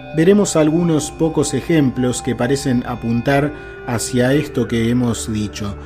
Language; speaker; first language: Spanish; native; Spanish